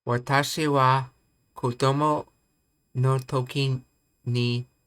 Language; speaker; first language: Japanese; non-native, learner; English